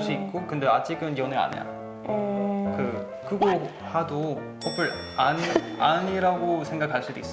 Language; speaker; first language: Korean; non-native, learner; Swedish